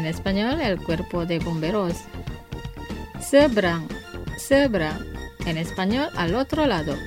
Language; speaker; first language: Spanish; non-native, fluent; Indonesian